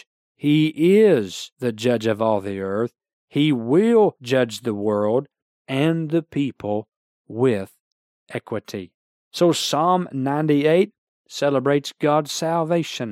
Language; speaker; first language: English; native; English